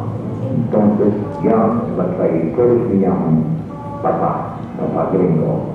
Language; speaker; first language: Spanish; non-native, fluent; English